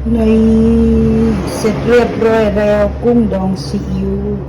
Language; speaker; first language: Thai; native; Thai